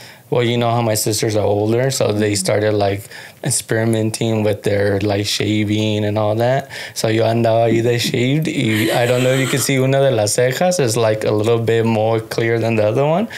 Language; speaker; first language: English; early bilingual, other home language; Spanish